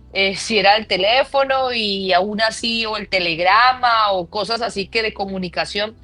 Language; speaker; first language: Spanish; native; Spanish